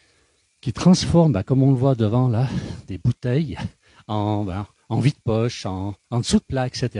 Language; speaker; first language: French; native; French